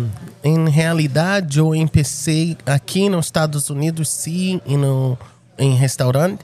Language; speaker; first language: Spanish; non-native, fluent; Portuguese